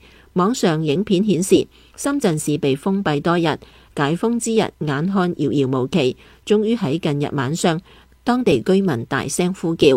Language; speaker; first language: Chinese; non-native, local second language; Cantonese